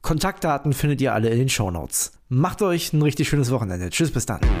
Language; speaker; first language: German; native; German